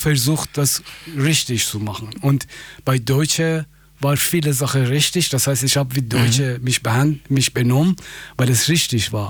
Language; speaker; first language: German; non-native, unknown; Persian